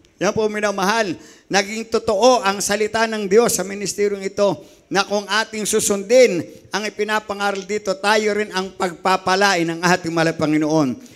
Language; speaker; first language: Filipino; native; Filipino